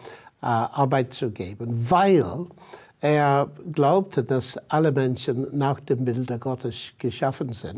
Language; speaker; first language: German; non-native, fluent; English